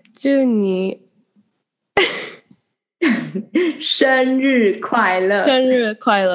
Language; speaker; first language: Chinese; non-native, fluent; English